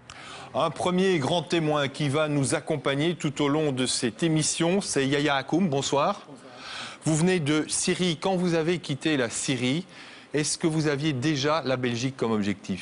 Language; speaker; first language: French; native; French